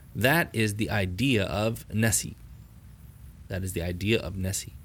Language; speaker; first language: English; native; English